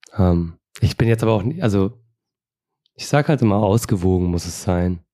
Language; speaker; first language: German; native; German